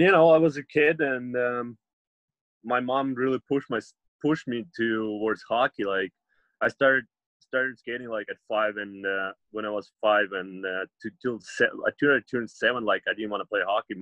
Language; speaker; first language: English; non-native, fluent; Russian